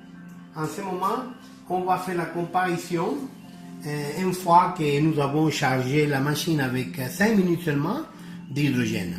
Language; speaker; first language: French; non-native, learner; Spanish